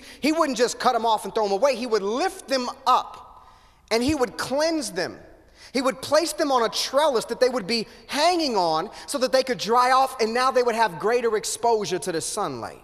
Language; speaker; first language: English; native; English